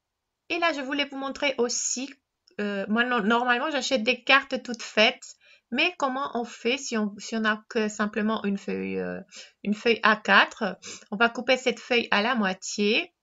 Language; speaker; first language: French; non-native, fluent; Spanish